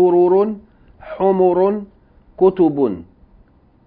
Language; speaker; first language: Arabic; non-native, fluent; English